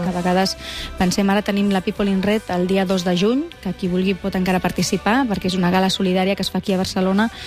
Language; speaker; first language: Catalan; non-native, local second language; Spanish